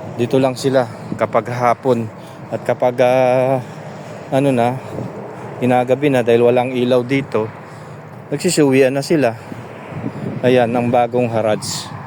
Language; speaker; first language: Filipino; non-native, local second language; Pampanga